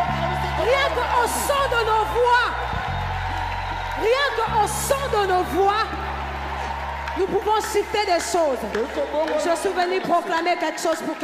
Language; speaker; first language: French; non-native, local second language; Lingala